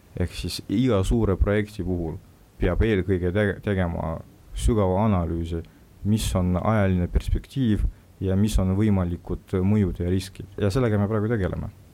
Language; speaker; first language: Estonian; non-native, local second language; Russian